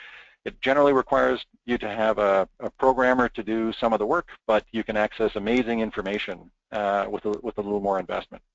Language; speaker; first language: English; native; English